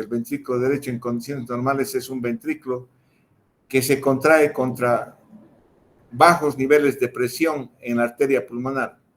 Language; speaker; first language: Spanish; native; Spanish